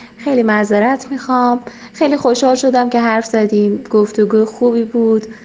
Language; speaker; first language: Persian; native; Persian